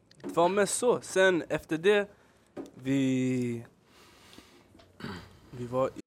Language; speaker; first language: Swedish; early bilingual, other home language; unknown